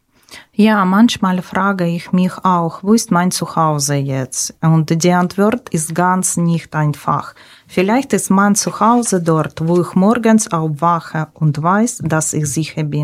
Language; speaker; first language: German; non-native, learner; Ukrainian